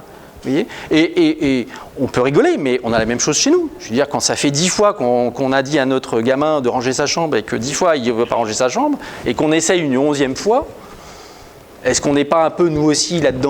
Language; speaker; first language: French; native; French